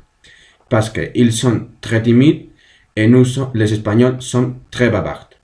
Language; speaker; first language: French; non-native, learner; Spanish